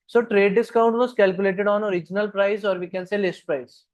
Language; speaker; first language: Hindi; non-native, local second language; Punjabi